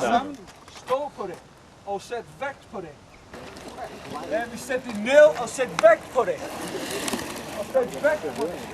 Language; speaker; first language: Danish; non-native, fluent; English